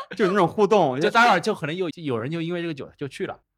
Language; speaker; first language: Chinese; native; Chinese